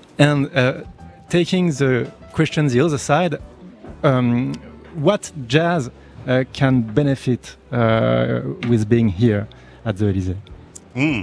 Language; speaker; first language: English; non-native, fluent; French